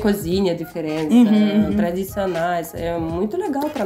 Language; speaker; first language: Portuguese; non-native, learner; Russian